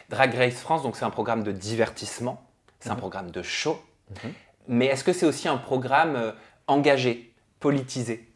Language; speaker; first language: French; native; French